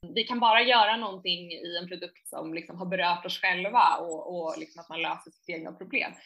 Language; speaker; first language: Swedish; native; Swedish